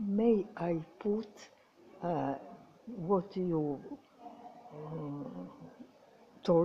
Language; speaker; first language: English; non-native, learner; Croatian